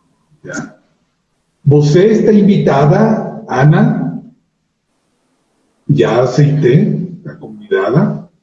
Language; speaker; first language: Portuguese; non-native, learner; Spanish